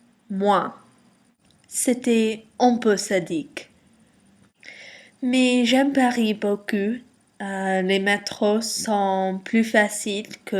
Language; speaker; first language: French; non-native, learner; English